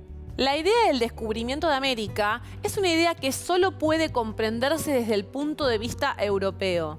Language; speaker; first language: Spanish; native; Spanish